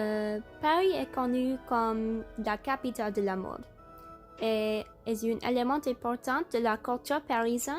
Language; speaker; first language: French; non-native, learner; English